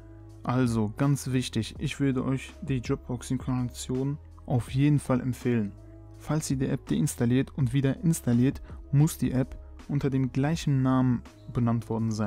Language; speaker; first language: German; native; German